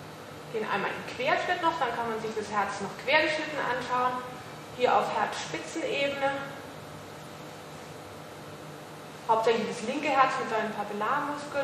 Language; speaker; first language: German; native; German